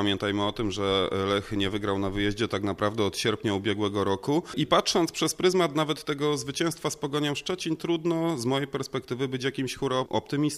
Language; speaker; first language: Polish; native; Polish